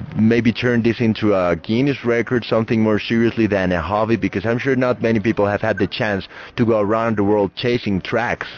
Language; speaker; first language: English; non-native, fluent; Spanish